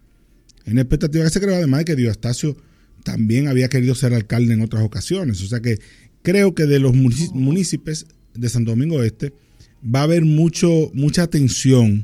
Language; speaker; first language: Spanish; native; Spanish